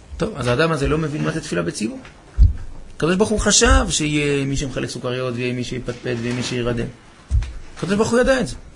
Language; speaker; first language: Hebrew; native; Hebrew